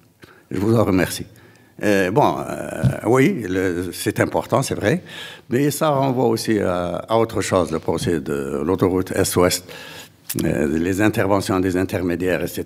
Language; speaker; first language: French; non-native, local second language; Arabic